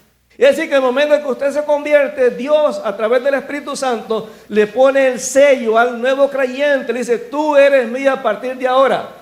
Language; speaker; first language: Spanish; native; Spanish